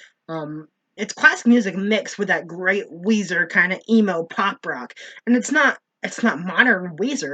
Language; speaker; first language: English; native; English